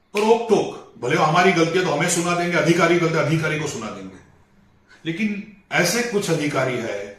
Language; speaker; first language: Hindi; non-native, local second language; Marathi